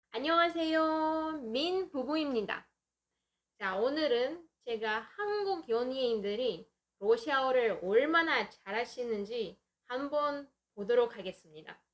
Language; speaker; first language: Korean; non-native, fluent; Russian